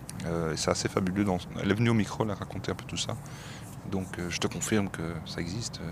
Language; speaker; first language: French; native; French